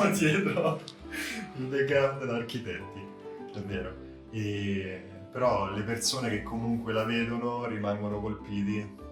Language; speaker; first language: Italian; native; Italian